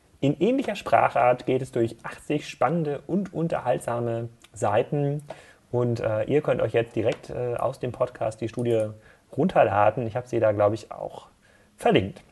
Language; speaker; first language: German; native; German